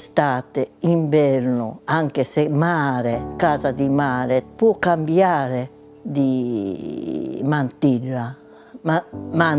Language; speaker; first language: Italian; non-native, local second language; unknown